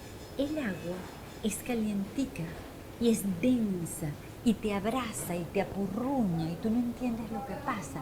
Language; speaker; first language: Spanish; native; Spanish